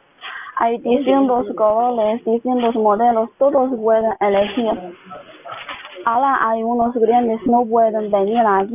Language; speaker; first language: Spanish; non-native, learner; Chinese